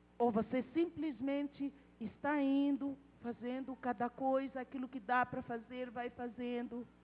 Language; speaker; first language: Portuguese; non-native, local second language; Tsonga